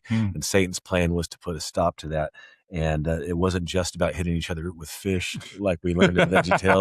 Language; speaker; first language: English; native; English